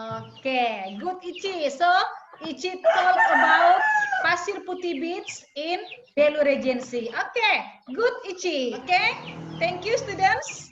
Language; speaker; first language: English; non-native, fluent; Indonesian